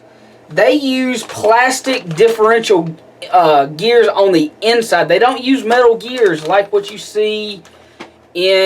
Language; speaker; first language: English; native; English